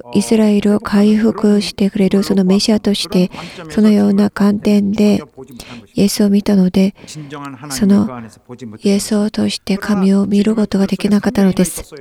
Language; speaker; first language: Japanese; non-native, learner; Korean